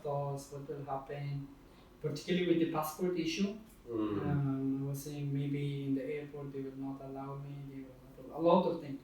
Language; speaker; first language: English; non-native, fluent; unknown